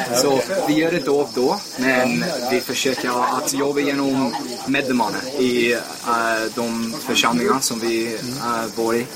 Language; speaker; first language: Swedish; non-native, fluent; English